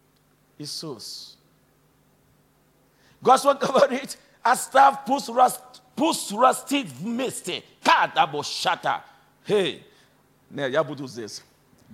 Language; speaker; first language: Russian; non-native, fluent; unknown